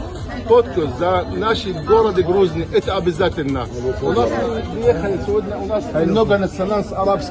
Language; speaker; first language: Russian; non-native, learner; Arabic